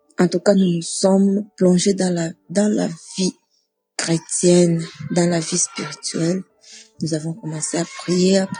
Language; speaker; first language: French; non-native, local second language; Swahili